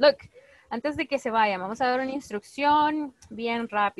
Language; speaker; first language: Spanish; native; Spanish